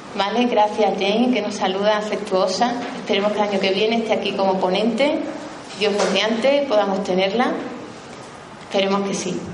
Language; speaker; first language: Spanish; native; Spanish